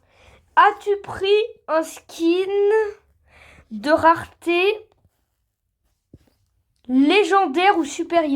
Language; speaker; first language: French; native; French